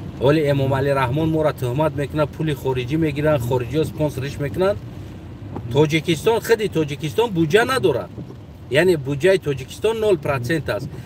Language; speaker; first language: Tajik; non-native, local second language; Uzbek